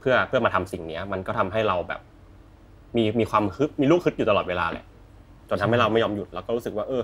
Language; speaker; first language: Thai; native; Thai